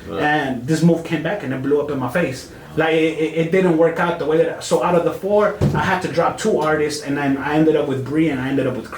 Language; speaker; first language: English; native; English